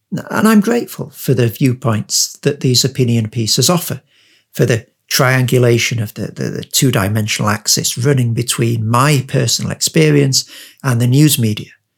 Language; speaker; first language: English; native; English